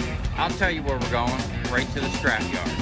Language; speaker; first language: English; native; English